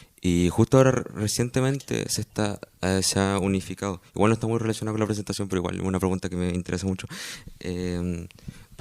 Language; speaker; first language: Spanish; native; Spanish